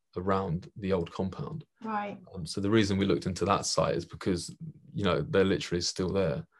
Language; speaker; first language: English; native; English